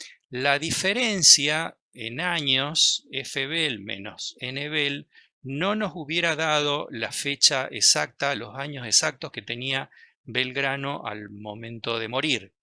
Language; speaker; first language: Spanish; native; Spanish